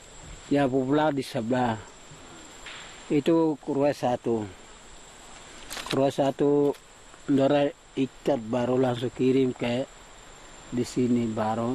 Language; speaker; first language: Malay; non-native, local second language; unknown